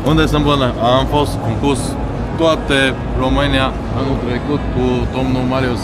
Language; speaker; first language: Romanian; non-native, learner; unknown